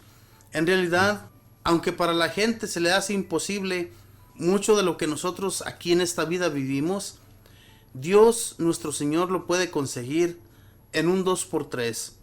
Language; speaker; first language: Spanish; native; Spanish